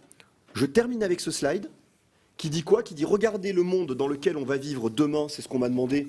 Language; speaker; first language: French; native; French